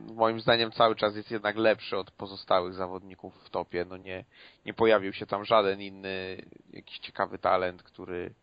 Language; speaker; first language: Polish; native; Polish